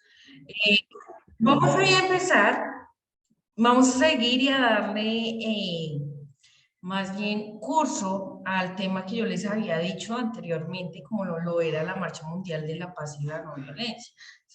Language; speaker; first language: Spanish; native; Spanish